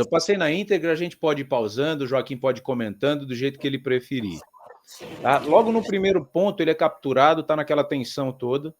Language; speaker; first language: Portuguese; native; Portuguese